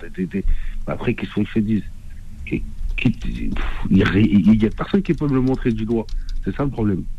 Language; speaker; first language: French; non-native, local second language; Arabic